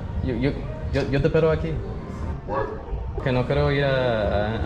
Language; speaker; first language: Spanish; non-native, learner; English